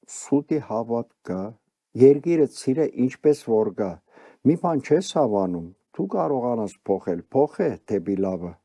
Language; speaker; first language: Armenian; early bilingual, heritage; Armenian